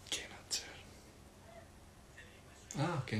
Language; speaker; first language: English; non-native, learner; Indonesian